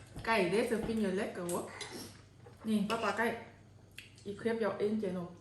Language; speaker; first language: Dutch; non-native, learner; Thai